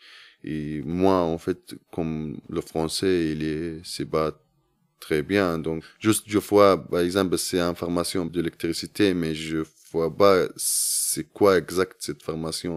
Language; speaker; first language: French; non-native, learner; Arabic